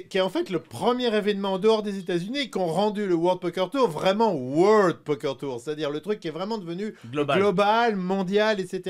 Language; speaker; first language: French; native; French